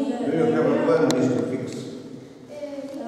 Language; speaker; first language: English; non-native, fluent; Russian